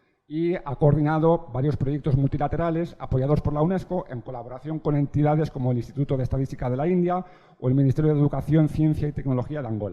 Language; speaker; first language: Spanish; native; Spanish